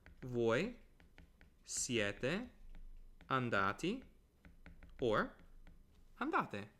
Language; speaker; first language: Italian; non-native, fluent; English